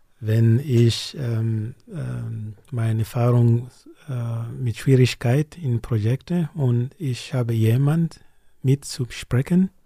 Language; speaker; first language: German; non-native, learner; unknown